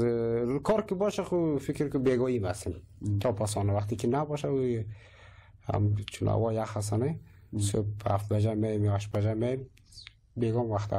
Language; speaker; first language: Persian; native; Persian